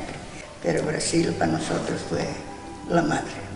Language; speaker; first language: Spanish; non-native, local second language; Galician